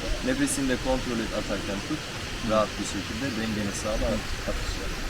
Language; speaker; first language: Turkish; native; Turkish